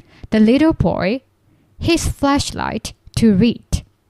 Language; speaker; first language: English; non-native, fluent; Burmese